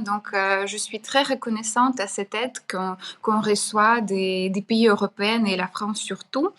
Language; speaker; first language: French; non-native, fluent; Ukrainian